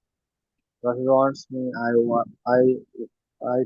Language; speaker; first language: English; non-native, learner; Bangla